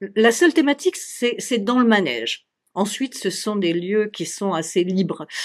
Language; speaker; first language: French; native; French